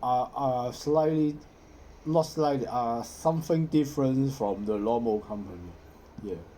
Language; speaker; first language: English; non-native, learner; Cantonese